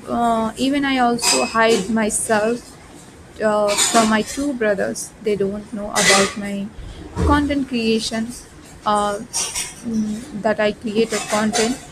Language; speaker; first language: English; non-native, learner; Bhojpuri